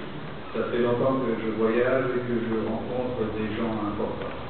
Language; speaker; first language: French; non-native, fluent; Portuguese